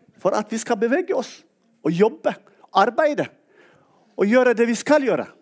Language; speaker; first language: Norwegian; non-native, fluent; Tigrinya